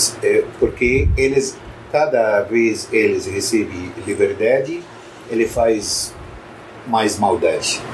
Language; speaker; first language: Portuguese; non-native, fluent; Arabic